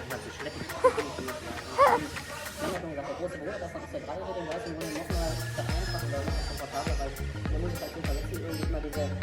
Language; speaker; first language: German; native; German